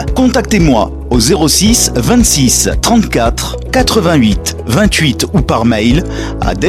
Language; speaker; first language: French; native; French